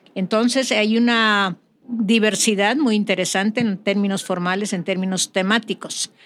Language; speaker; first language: Spanish; native; Spanish